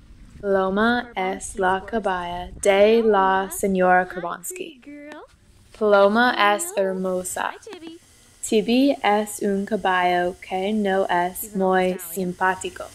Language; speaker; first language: Spanish; non-native, learner; English